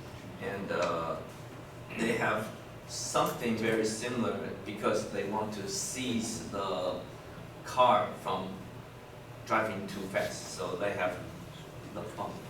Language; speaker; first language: English; non-native, fluent; Chinese